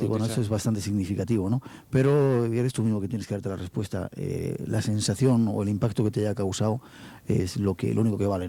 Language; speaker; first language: Spanish; native; Spanish